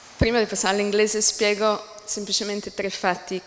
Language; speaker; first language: Italian; non-native, learner; English